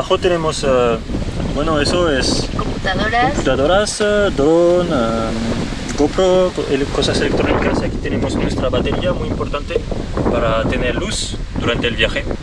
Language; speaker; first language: Spanish; non-native, learner; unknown